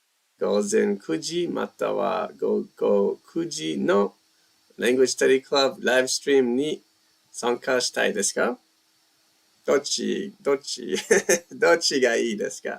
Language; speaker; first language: Japanese; non-native, learner; English